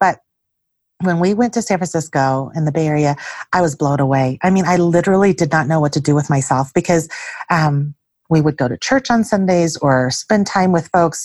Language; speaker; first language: English; early bilingual, other home language; Chinese